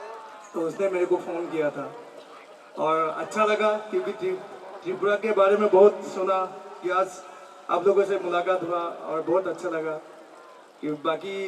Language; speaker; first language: Hindi; non-native, local second language; Assamese